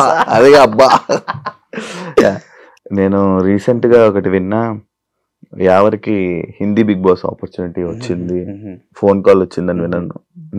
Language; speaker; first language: Telugu; native; Telugu